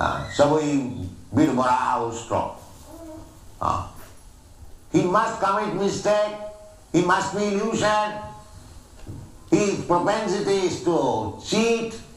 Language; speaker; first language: English; non-native, local second language; Bangla